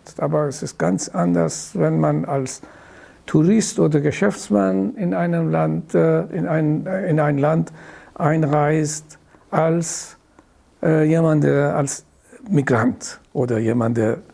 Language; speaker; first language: German; non-native, fluent; Persian